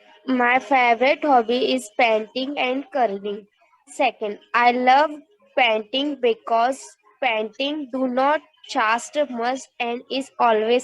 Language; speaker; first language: English; non-native, learner; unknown